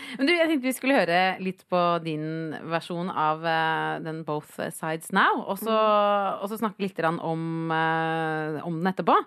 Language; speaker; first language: Norwegian; native; Norwegian